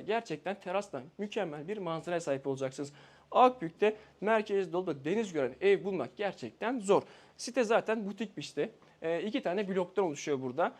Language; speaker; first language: Turkish; native; Turkish